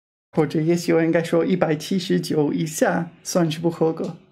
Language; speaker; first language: Chinese; non-native, fluent; English